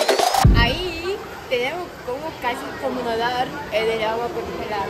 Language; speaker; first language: Spanish; non-native, fluent; Ukrainian